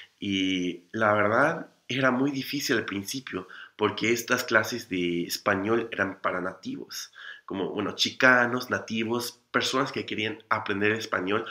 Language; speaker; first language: Spanish; non-native, fluent; English